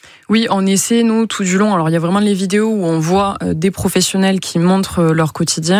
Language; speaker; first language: French; native; French